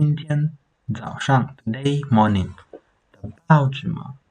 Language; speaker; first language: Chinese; non-native, fluent; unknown